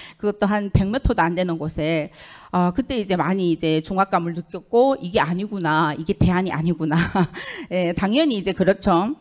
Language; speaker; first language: Korean; native; Korean